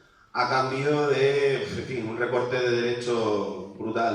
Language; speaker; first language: Spanish; native; Spanish